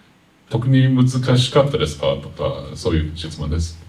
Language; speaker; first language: Japanese; non-native, fluent; English